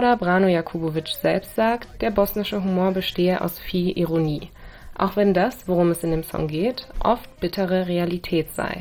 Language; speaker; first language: German; native; German